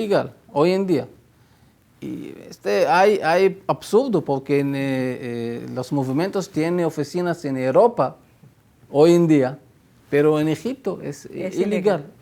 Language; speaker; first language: Spanish; non-native, fluent; Hebrew